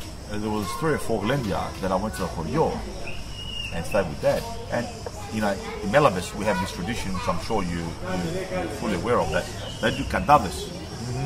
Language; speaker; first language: English; early bilingual, other home language; Greek